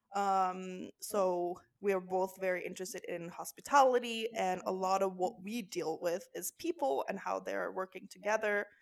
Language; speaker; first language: English; non-native, fluent; Norwegian